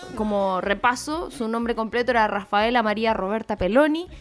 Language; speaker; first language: Spanish; native; Spanish